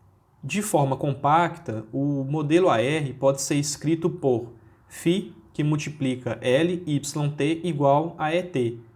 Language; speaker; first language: Portuguese; native; Portuguese